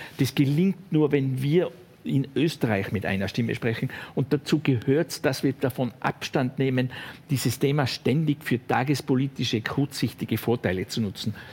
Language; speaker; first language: German; native; German